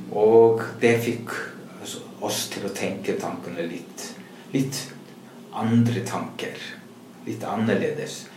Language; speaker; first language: Norwegian; non-native, fluent; Icelandic